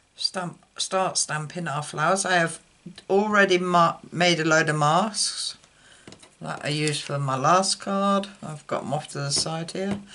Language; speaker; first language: English; native; English